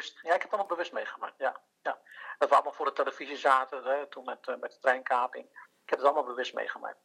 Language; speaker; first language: Dutch; early bilingual, other home language; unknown